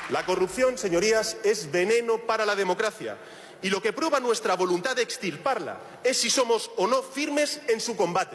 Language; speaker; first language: Spanish; native; Spanish